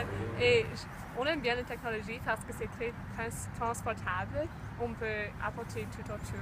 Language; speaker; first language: French; non-native, learner; English